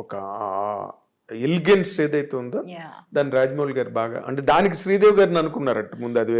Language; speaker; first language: Telugu; native; Telugu